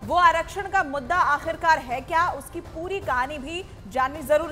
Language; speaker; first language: Hindi; native; Hindi